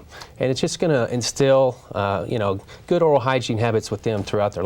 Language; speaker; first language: English; native; English